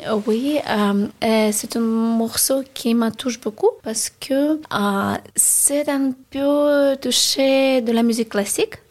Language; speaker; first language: French; non-native, learner; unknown